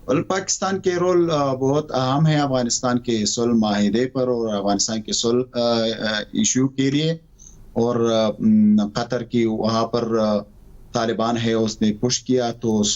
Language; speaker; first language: Hindi; non-native, fluent; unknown